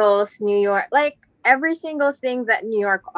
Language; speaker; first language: English; non-native, local second language; Filipino